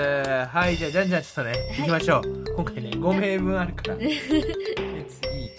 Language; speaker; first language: Japanese; native; Japanese